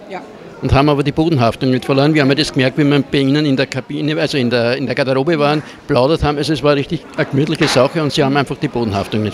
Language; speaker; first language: German; native; German